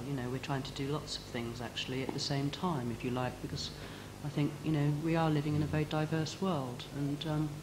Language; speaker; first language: English; native; English